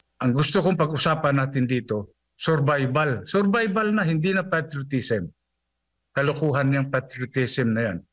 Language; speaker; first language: Filipino; non-native, local second language; Cebuano